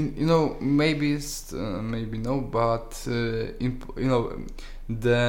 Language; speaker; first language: English; non-native, learner; Polish